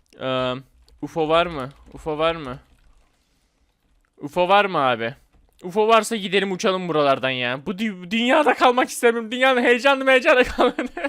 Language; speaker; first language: Turkish; native; Turkish